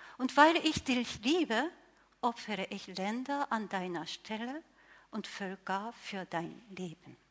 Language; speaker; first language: German; non-native, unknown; Japanese